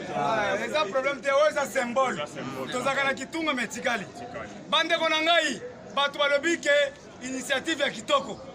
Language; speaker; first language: Lingala; non-native, local second language; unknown